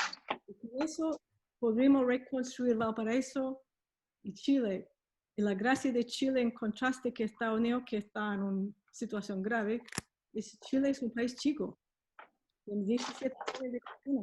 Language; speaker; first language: Spanish; non-native, fluent; English